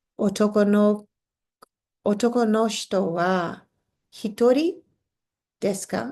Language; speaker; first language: Japanese; non-native, fluent; English